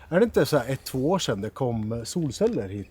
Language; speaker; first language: Swedish; native; Swedish